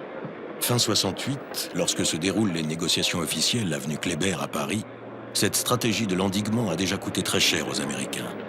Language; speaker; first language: French; native; French